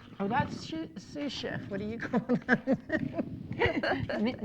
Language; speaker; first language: English; native; English